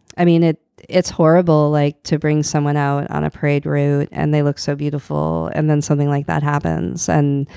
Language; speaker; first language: English; native; English